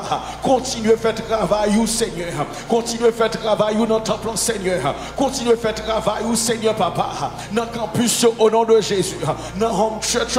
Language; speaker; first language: French; non-native, local second language; Haitian Creole